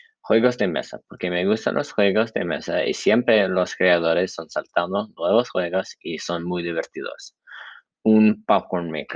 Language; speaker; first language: Spanish; non-native, learner; English